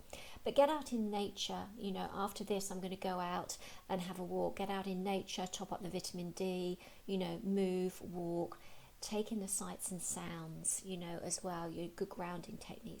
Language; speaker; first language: English; native; English